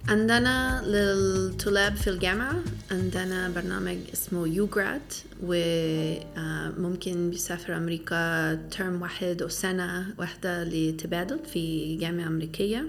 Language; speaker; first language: Arabic; non-native, fluent; English